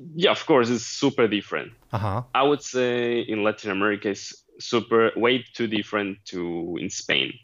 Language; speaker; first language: English; non-native, fluent; Spanish